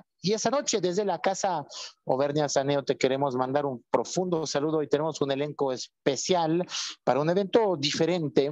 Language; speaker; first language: Spanish; native; Spanish